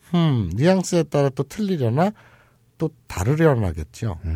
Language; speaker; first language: Korean; native; Korean